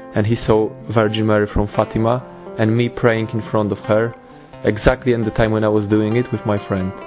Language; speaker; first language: English; non-native, fluent; Polish